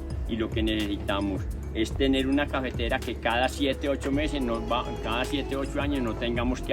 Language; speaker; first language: Spanish; native; Spanish